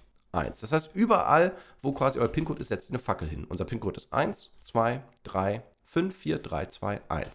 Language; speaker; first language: German; native; German